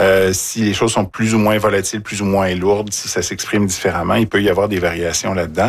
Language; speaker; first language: French; native; French